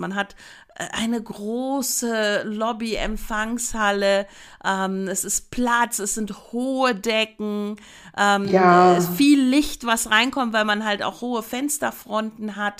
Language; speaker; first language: German; native; German